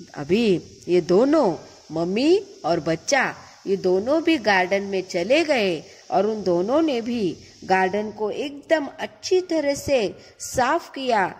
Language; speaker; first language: Hindi; non-native, local second language; Marathi